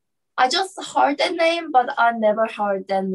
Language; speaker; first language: English; non-native, learner; Korean